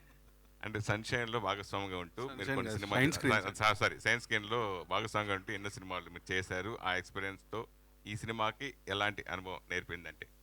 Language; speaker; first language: Telugu; native; Telugu